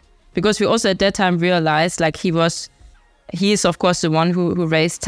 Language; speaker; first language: English; non-native, fluent; German